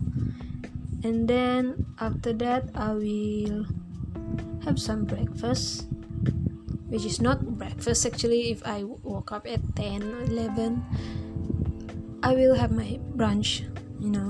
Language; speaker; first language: English; non-native, local second language; Malay